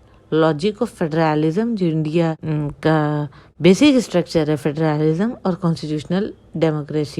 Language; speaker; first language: Hindi; native; Hindi